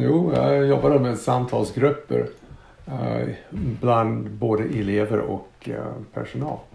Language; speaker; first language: Swedish; non-native, fluent; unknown